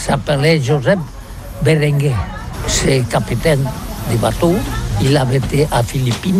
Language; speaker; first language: French; non-native, learner; Catalan